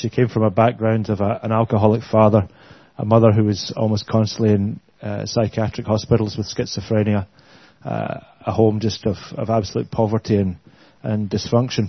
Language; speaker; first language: English; native; English